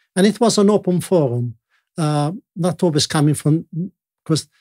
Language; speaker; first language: English; non-native, fluent; Italian